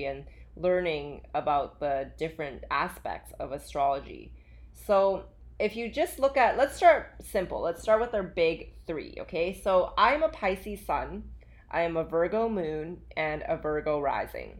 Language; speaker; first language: English; native; English